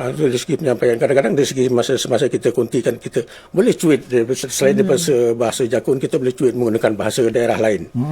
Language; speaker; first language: Malay; non-native, local second language; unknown